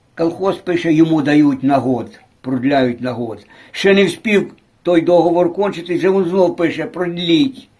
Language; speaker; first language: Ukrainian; native; Ukrainian